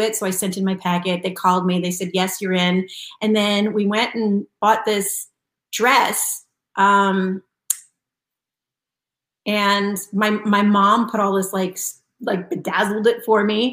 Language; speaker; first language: English; native; English